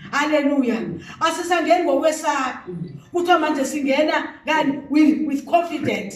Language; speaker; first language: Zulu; non-native, local second language; Xhosa